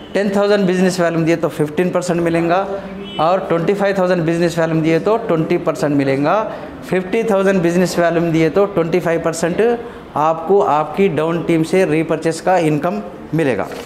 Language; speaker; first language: Hindi; non-native, local second language; Telugu